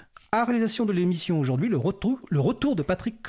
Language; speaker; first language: French; native; French